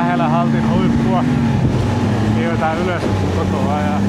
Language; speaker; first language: Finnish; native; Finnish